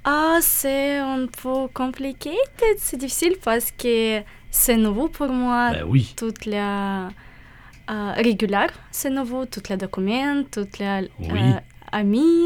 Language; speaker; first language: French; non-native, learner; Ukrainian